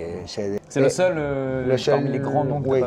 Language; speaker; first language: French; native; French